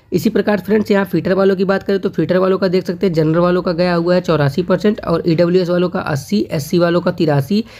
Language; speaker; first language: Hindi; native; Hindi